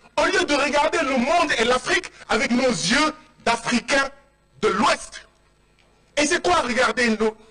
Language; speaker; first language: French; non-native, local second language; Wolof